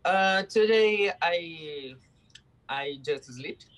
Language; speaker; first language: English; non-native, learner; Portuguese